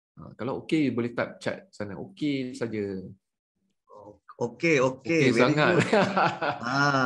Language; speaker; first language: Malay; native; Malay